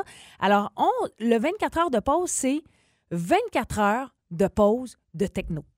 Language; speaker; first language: French; native; French